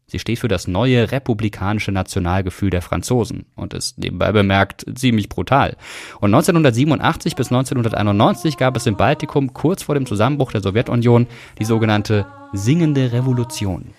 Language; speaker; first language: German; native; German